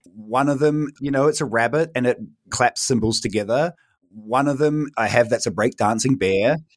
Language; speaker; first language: English; native; English